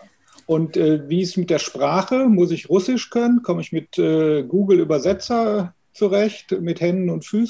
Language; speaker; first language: German; native; German